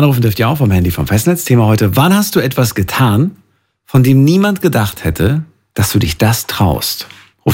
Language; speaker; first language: German; native; German